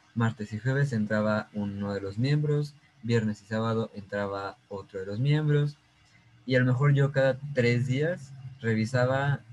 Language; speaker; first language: Spanish; native; Spanish